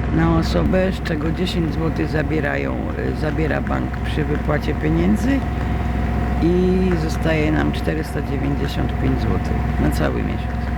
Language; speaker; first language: Polish; native; Polish